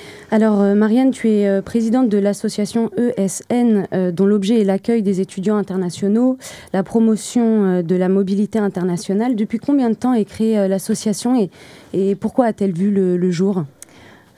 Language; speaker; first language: French; native; French